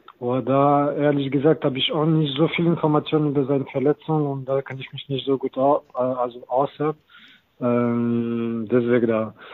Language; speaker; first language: German; non-native, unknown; French